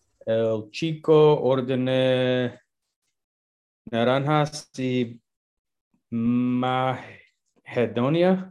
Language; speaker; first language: Spanish; non-native, learner; English